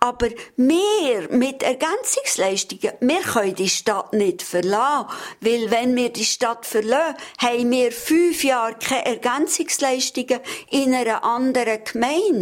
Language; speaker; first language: German; native; German